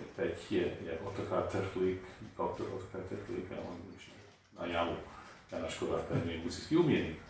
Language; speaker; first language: Czech; non-native, fluent; English